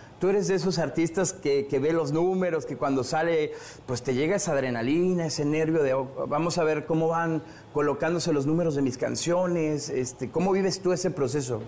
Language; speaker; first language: Spanish; native; Spanish